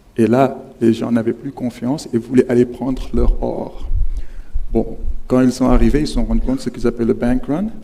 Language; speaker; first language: French; non-native, local second language; Wolof